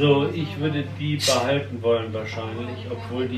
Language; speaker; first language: German; native; German